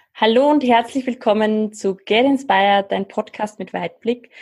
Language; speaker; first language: German; native; German